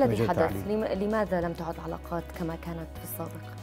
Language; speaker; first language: Arabic; native; Arabic